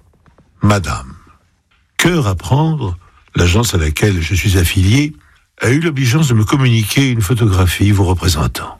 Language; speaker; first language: French; native; French